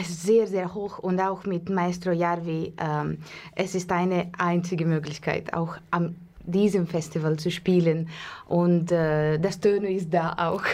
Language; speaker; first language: German; non-native, fluent; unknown